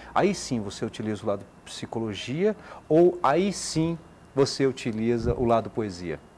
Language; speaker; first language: Portuguese; native; Portuguese